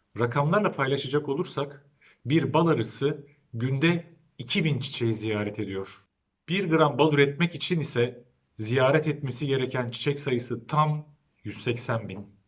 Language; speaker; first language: Turkish; native; Turkish